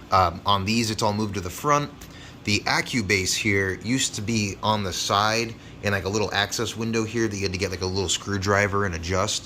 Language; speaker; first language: English; native; English